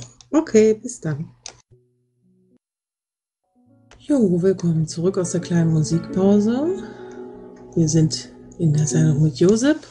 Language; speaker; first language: German; native; German